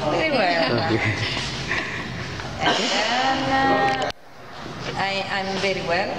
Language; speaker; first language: English; non-native, learner; Italian